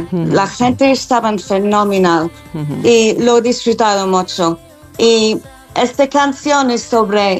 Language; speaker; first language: Spanish; non-native, fluent; English